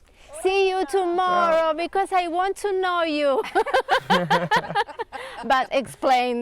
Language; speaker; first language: English; non-native, learner; Spanish